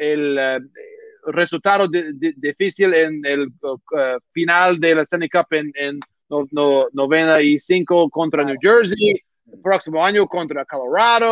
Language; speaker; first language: Spanish; non-native, learner; English